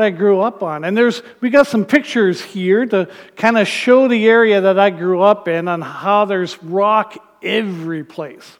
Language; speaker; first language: English; native; English